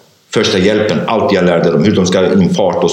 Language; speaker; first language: Swedish; non-native, fluent; Kurdish